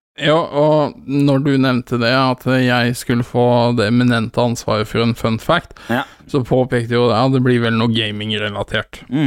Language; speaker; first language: Norwegian; native; Norwegian